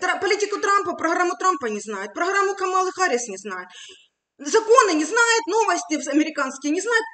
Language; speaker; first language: Russian; native; Russian